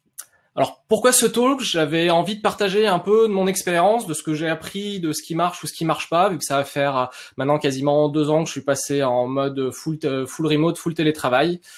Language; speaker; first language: French; native; French